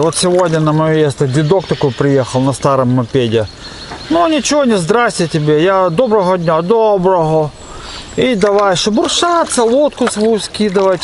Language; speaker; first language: Russian; native; Russian